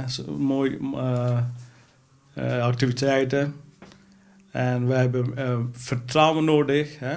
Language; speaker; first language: Dutch; non-native, fluent; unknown